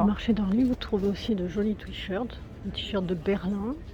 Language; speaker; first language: French; native; French